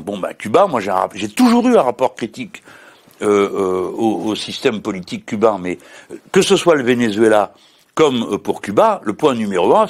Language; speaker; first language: French; native; French